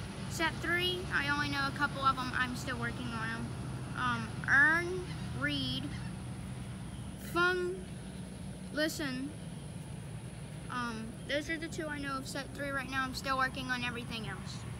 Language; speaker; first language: English; native; English